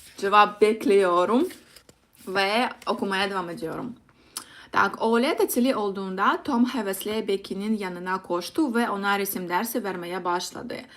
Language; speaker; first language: Turkish; non-native, learner; Russian